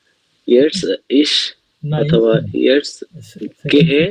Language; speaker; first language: German; non-native, learner; Bangla